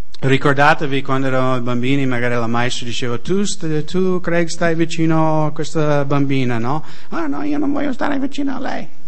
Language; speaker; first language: Italian; non-native, fluent; English